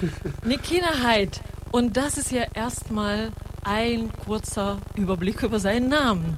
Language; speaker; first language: German; non-native, fluent; Russian